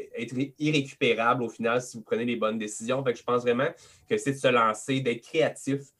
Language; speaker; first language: French; native; French